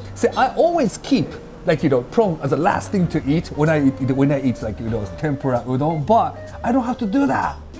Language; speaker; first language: English; non-native, fluent; Japanese